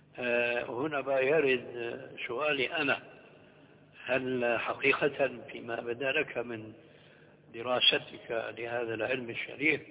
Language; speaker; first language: Arabic; early bilingual, other home language; Albanian